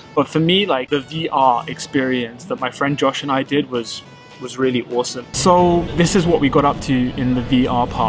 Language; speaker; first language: English; native; English